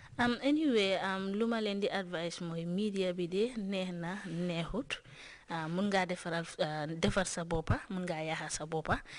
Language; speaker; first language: Wolof; non-native, local second language; Jola-Fonyi